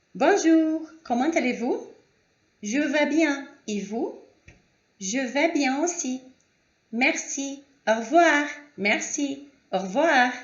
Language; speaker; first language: French; non-native, fluent; Portuguese